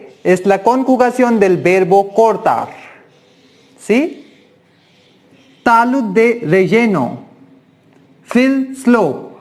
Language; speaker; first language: Spanish; non-native, learner; Hindi